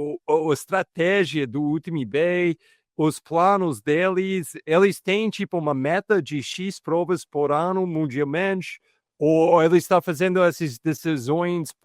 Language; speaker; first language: Portuguese; non-native, fluent; English